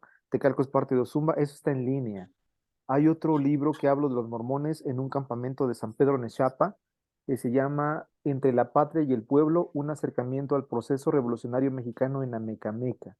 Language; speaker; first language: Spanish; native; Spanish